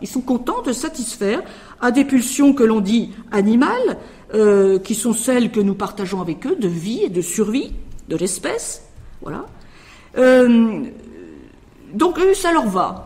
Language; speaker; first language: French; native; French